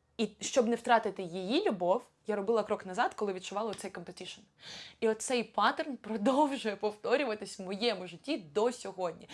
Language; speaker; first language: Ukrainian; non-native, local second language; Russian